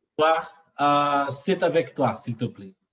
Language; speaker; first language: French; non-native, fluent; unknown